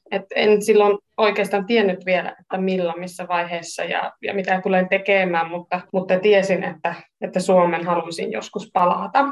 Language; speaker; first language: Finnish; non-native, fluent; Hungarian